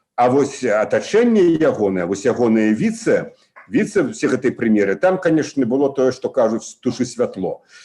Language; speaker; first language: Belarusian; non-native, local second language; Russian